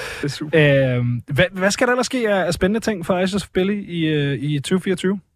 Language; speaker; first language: Danish; native; Danish